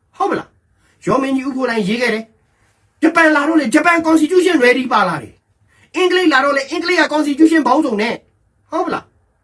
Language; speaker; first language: Burmese; native; Burmese